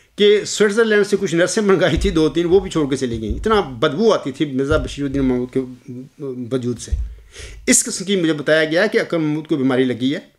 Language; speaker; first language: Urdu; native; Urdu